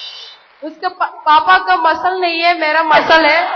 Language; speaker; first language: Hindi; non-native, local second language; Manipuri